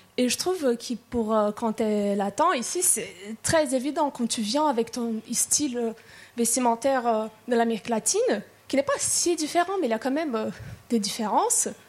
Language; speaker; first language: French; non-native, fluent; Portuguese